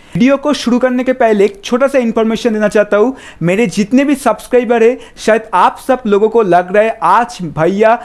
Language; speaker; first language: Hindi; non-native, local second language; Bangla